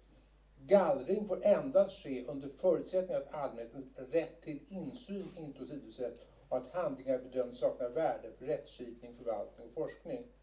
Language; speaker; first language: Swedish; native; Swedish